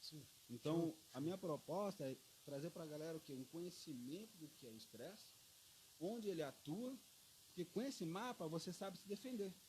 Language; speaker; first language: Portuguese; native; Portuguese